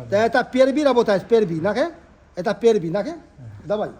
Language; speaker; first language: Russian; non-native, learner; Hindi